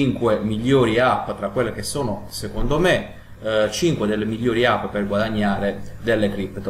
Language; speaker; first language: Italian; native; Italian